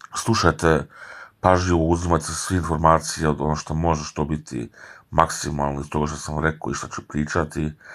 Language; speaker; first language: Serbian; early bilingual, heritage; Serbian